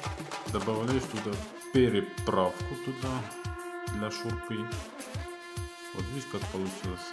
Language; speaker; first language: Russian; non-native, fluent; Tajik